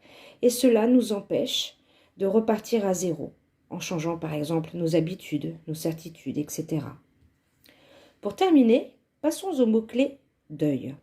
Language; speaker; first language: French; native; French